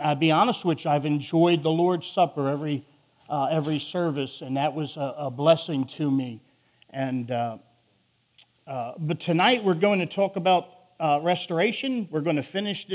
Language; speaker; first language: English; native; English